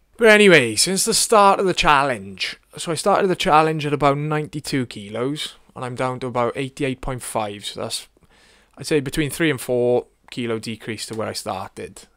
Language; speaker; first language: English; native; English